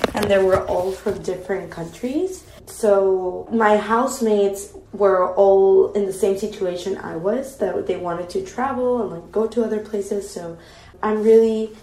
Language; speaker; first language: English; non-native, fluent; Spanish